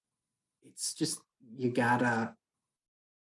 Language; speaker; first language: English; native; English